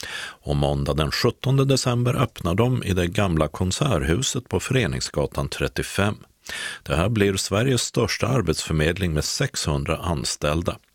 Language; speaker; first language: Swedish; native; Swedish